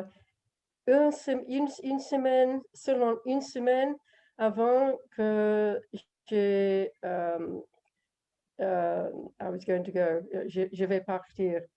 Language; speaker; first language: French; non-native, learner; English